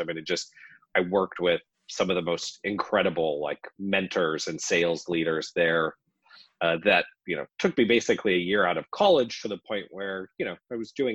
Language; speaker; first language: English; native; English